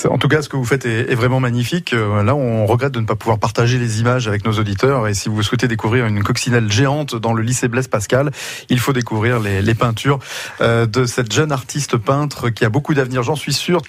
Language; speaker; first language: French; native; French